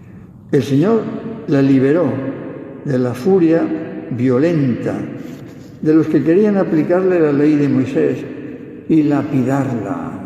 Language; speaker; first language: Spanish; native; Spanish